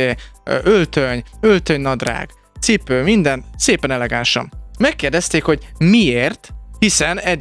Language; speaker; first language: Hungarian; native; Hungarian